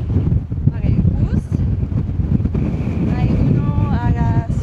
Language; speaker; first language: Spanish; non-native, learner; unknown